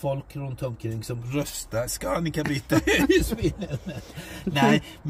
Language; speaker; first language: Swedish; non-native, fluent; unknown